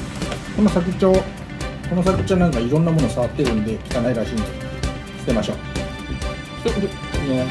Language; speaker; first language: Japanese; native; Japanese